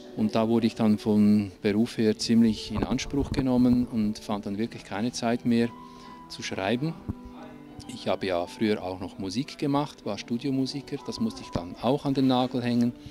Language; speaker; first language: German; non-native, local second language; Italian